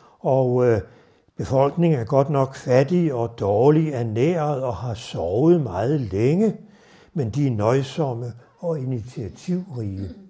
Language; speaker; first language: Danish; native; Danish